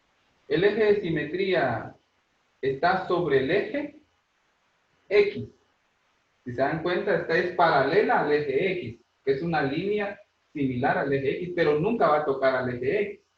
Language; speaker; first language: Spanish; native; Spanish